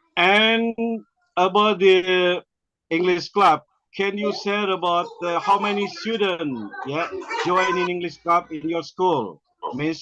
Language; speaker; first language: English; non-native, learner; Indonesian